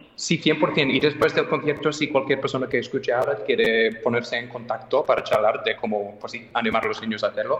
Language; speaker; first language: Spanish; non-native, fluent; English